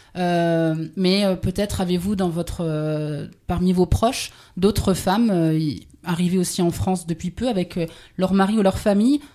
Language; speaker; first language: French; native; French